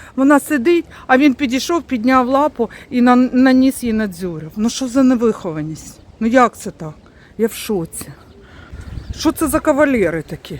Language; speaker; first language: Ukrainian; native; Ukrainian